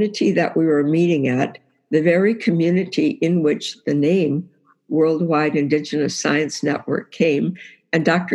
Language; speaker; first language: English; native; English